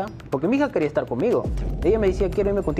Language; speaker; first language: Spanish; native; Spanish